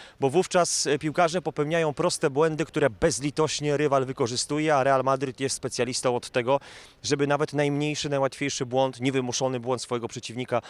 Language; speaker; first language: Polish; native; Polish